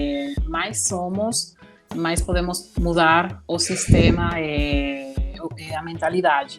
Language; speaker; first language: Portuguese; non-native, fluent; Spanish